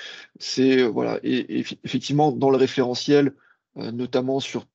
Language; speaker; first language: French; native; French